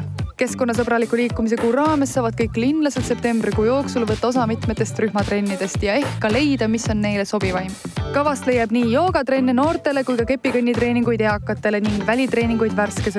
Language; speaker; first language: Estonian; native; Estonian